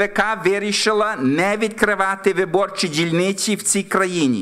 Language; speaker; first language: Ukrainian; early bilingual, heritage; Ukrainian